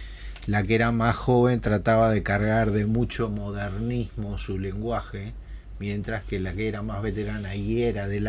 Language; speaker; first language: Spanish; native; Spanish